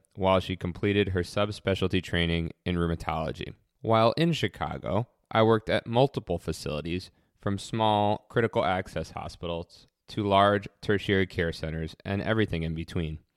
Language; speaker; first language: English; native; English